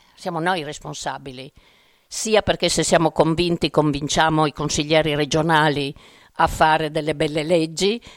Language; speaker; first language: Italian; native; Italian